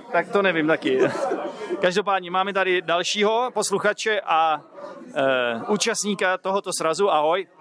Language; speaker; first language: Czech; native; Czech